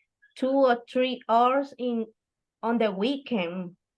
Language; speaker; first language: English; non-native, learner; Spanish